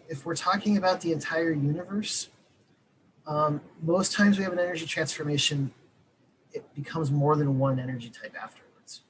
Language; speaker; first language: English; native; English